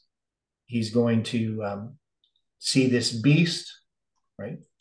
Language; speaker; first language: English; native; English